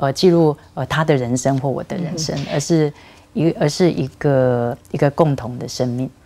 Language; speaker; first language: Chinese; native; Chinese